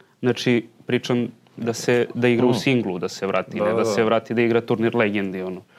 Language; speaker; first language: Serbian; native; Serbian